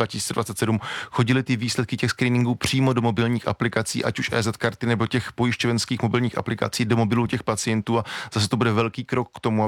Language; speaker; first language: Czech; native; Czech